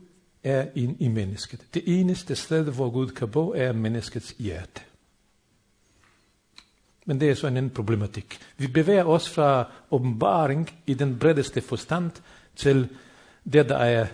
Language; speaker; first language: Danish; non-native, fluent; Bosnian